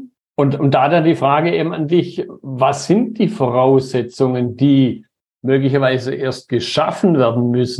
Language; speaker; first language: German; native; German